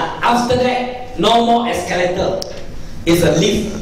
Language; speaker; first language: English; non-native, local second language; Min Nan Chinese